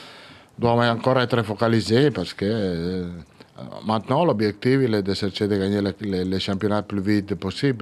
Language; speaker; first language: French; non-native, fluent; Italian